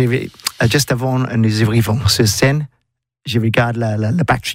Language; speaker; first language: French; non-native, learner; English